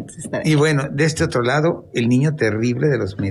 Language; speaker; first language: Spanish; native; Spanish